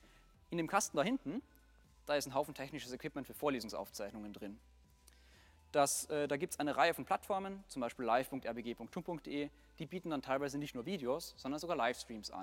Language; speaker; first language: German; native; German